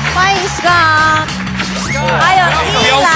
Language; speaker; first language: Chinese; native; Chinese